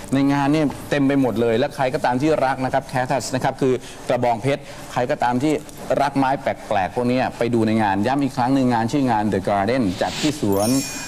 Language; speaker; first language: Thai; native; Thai